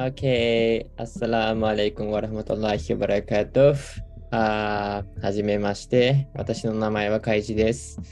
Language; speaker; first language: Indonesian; non-native, fluent; Japanese